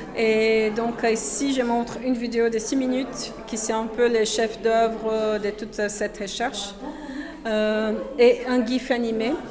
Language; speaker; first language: French; non-native, fluent; Portuguese